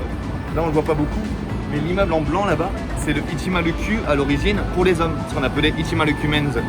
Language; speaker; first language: French; native; French